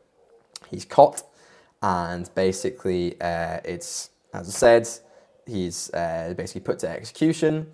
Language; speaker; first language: English; native; English